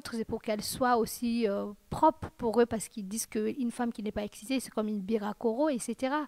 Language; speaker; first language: French; non-native, local second language; Fula